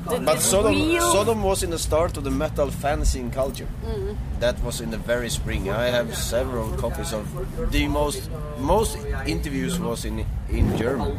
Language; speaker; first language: English; non-native, fluent; Swedish